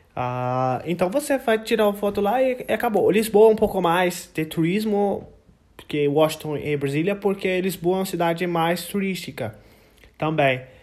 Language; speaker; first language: Portuguese; non-native, learner; English